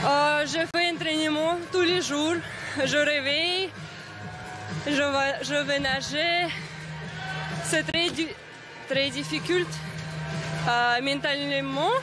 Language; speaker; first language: French; non-native, learner; Russian